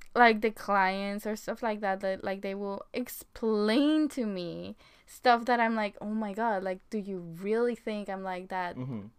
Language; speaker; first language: English; non-native, fluent; Spanish